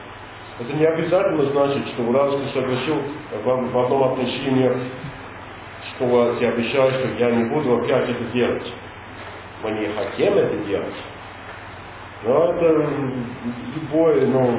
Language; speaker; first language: Russian; non-native, learner; English